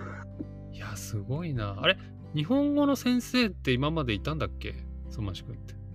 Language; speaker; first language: Japanese; native; Japanese